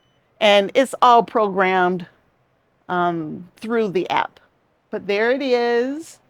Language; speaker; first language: English; native; English